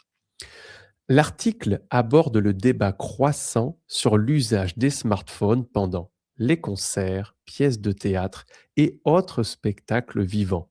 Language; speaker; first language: French; native; French